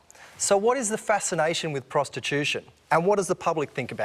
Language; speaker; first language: English; native; English